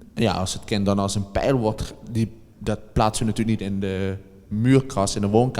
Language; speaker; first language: Dutch; native; Dutch